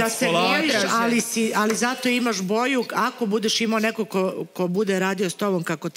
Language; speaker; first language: Serbian; native; Serbian